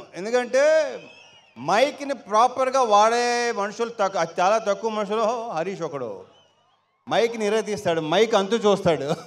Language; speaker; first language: Telugu; native; Telugu